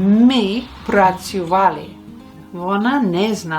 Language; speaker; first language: Ukrainian; non-native, learner; English